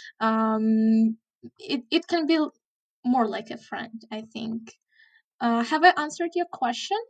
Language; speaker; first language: English; non-native, fluent; Ukrainian